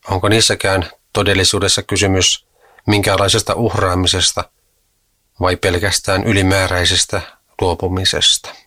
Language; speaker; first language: Finnish; native; Finnish